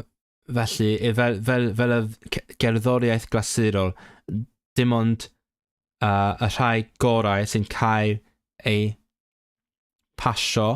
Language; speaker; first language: Welsh; non-native, learner; Cantonese